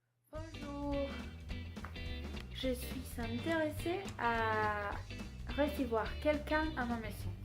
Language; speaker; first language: French; non-native, learner; Spanish